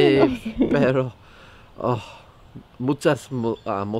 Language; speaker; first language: Spanish; non-native, learner; English